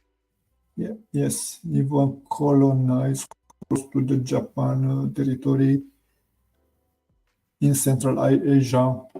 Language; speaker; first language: English; non-native, learner; Romanian